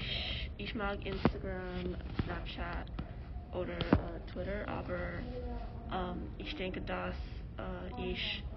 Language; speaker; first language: German; non-native, learner; English